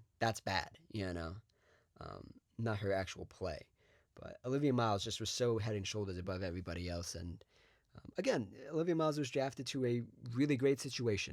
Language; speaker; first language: English; native; English